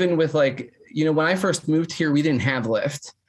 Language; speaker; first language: English; native; English